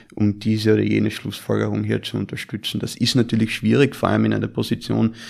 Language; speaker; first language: German; native; German